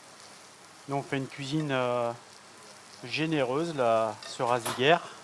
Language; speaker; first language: French; native; French